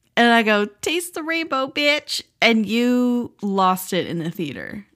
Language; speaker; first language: English; native; English